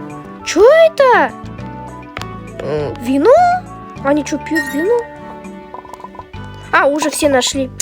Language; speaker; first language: Russian; non-native, local second language; Kazakh